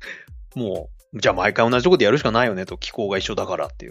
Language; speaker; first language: Japanese; native; Japanese